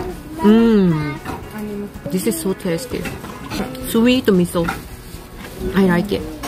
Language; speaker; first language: English; non-native, learner; Japanese